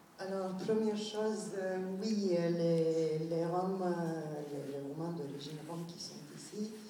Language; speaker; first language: French; non-native, fluent; Romanian